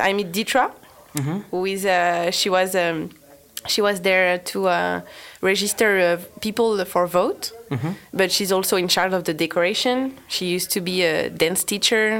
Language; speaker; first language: English; non-native, fluent; French